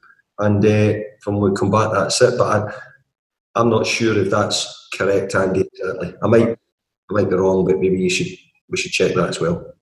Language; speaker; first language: English; native; English